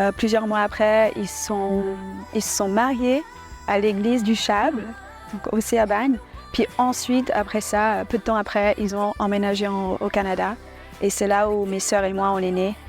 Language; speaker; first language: French; early bilingual, other home language; English